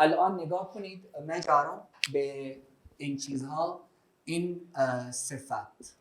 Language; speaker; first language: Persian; non-native, fluent; Urdu